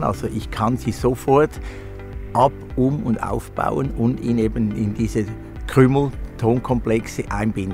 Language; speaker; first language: German; native; German